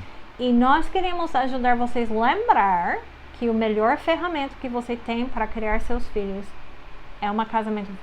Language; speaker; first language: Portuguese; non-native, fluent; English